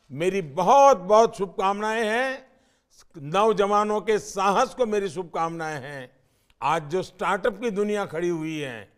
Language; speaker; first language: Hindi; non-native, local second language; Gujarati